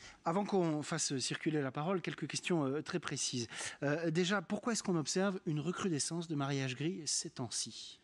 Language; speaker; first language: French; native; French